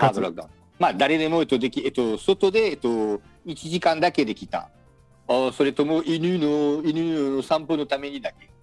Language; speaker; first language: Japanese; non-native, learner; French